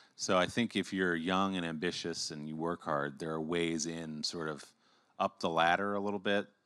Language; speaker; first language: English; native; English